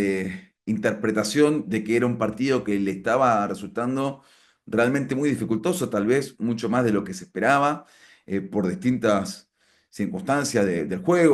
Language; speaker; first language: Spanish; native; Spanish